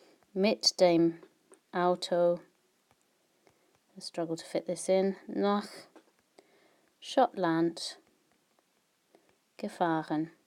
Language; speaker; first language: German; non-native, fluent; English